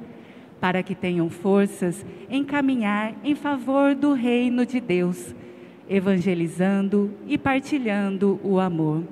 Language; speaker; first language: Portuguese; native; Portuguese